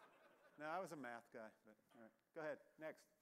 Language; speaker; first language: English; native; English